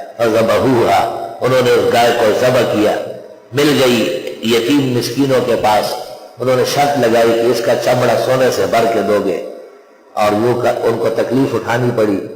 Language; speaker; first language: Urdu; non-native, local second language; Pashto